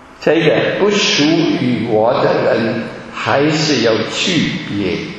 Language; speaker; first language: Chinese; non-native, fluent; German